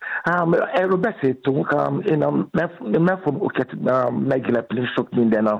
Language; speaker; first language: Hungarian; non-native, learner; Yoruba